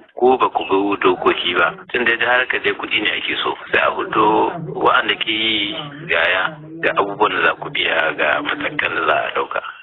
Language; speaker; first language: Hausa; native; Hausa